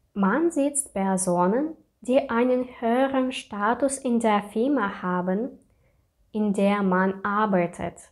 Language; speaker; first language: German; non-native, fluent; Russian